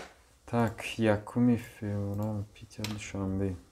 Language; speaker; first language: Russian; non-native, local second language; Tajik